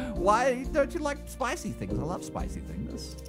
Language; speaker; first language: English; native; English